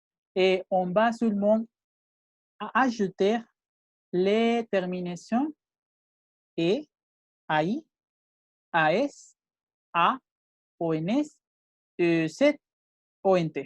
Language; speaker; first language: French; non-native, fluent; Spanish